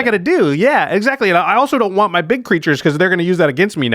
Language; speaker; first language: English; native; English